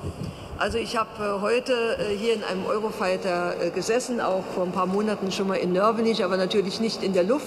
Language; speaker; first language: German; native; German